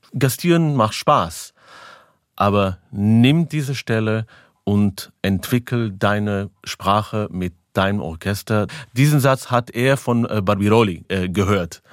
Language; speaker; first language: German; non-native, fluent; Hebrew